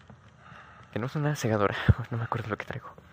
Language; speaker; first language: Spanish; native; Spanish